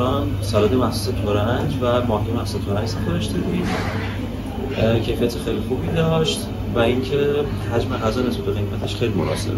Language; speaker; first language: Persian; native; Persian